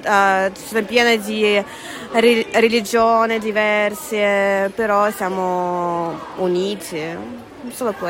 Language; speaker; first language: Italian; non-native, learner; Russian